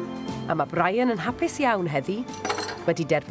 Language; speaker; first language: Welsh; native; Welsh